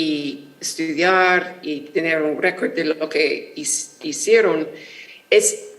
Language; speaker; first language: Spanish; non-native, fluent; English